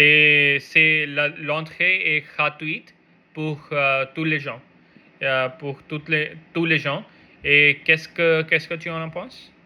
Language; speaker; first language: French; non-native, learner; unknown